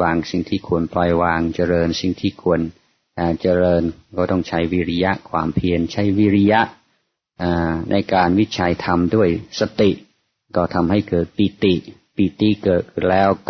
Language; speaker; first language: Thai; non-native, fluent; English